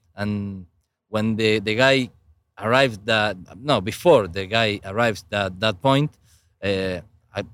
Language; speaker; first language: English; non-native, fluent; Spanish